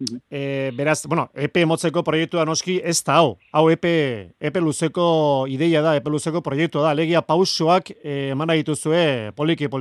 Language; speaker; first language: Basque; native; Basque